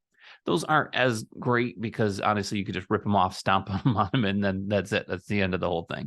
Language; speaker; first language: English; native; English